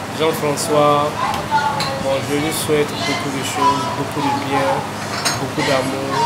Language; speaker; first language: French; non-native, fluent; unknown